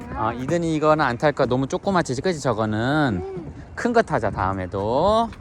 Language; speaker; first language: Korean; native; Korean